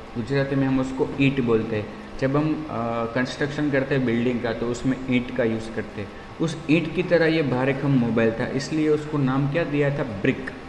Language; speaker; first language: Hindi; non-native, local second language; Gujarati